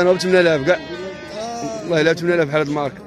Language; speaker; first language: Arabic; native; Arabic